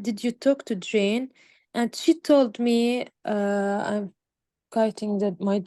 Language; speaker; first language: English; non-native, learner; Arabic